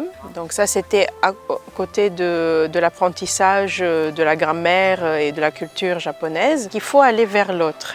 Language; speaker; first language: French; early bilingual, other home language; Romanian